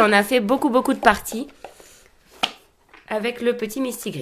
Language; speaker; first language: French; native; French